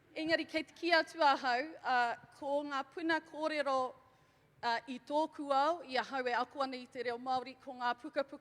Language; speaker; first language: Māori; non-native, local second language; English